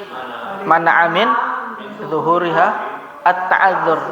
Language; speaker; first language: Arabic; non-native, fluent; Indonesian